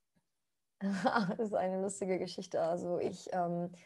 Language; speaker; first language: German; non-native, fluent; Spanish